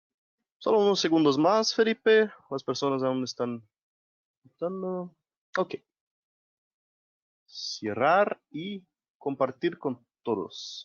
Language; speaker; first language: Spanish; non-native, local second language; Portuguese